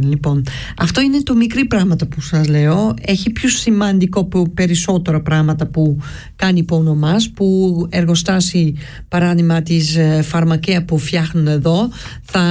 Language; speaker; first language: Greek; early bilingual, heritage; Greek